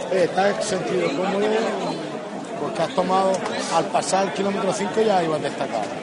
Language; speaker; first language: Spanish; native; Spanish